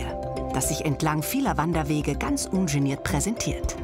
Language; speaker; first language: German; native; German